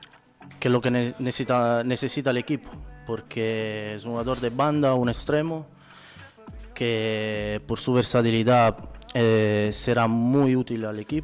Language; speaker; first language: Spanish; non-native, fluent; Italian